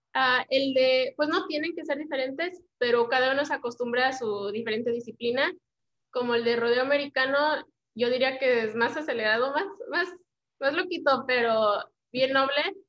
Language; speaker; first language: Spanish; early bilingual, heritage; Spanish